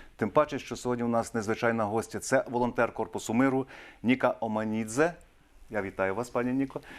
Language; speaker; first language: Ukrainian; native; Ukrainian